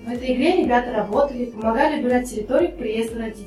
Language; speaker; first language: Russian; native; Russian